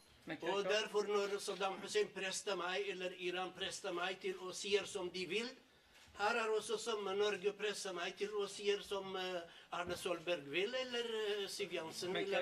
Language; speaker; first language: Norwegian; non-native, learner; Kurdish